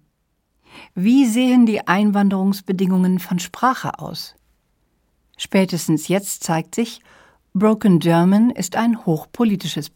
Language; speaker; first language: German; native; German